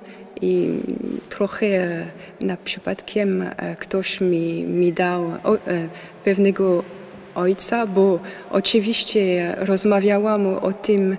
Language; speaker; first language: Polish; non-native, learner; French